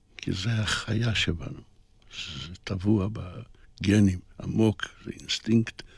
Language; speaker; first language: Hebrew; early bilingual, other home language; Polish